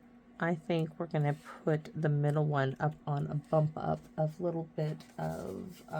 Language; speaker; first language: English; native; English